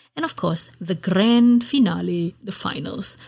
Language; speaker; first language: English; non-native, local second language; Malay